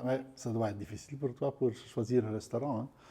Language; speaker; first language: French; non-native, local second language; Dutch